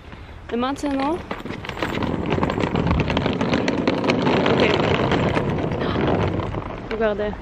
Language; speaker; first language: French; non-native, learner; Norwegian